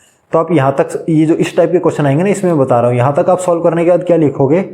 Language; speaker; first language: Hindi; native; Hindi